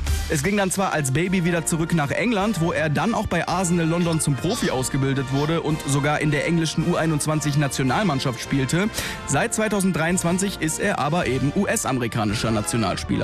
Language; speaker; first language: German; native; German